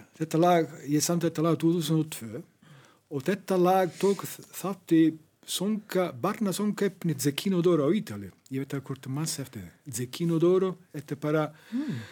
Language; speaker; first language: Icelandic; non-native, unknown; Italian